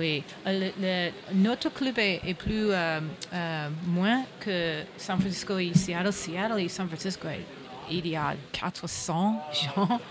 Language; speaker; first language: French; non-native, learner; English